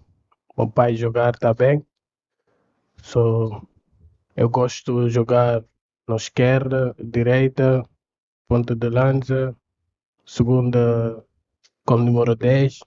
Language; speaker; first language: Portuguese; non-native, learner; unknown